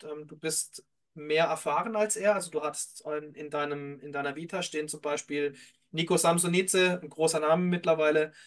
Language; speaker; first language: German; native; German